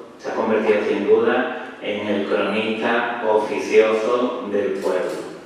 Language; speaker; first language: Spanish; native; Spanish